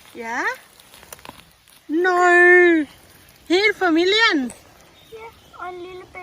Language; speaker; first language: Danish; non-native, learner; Thai